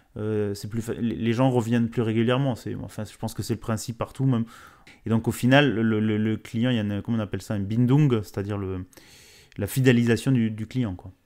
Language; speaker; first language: French; native; French